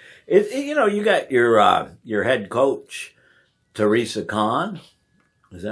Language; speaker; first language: English; native; English